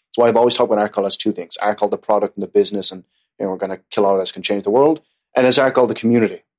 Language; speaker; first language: English; native; English